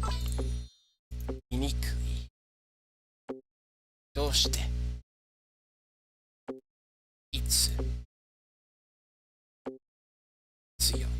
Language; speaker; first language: Japanese; non-native, learner; English